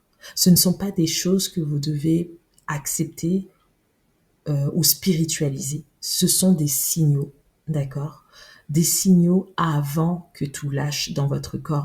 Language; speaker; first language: French; native; French